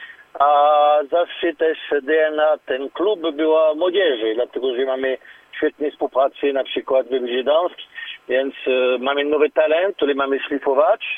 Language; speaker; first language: Polish; non-native, learner; French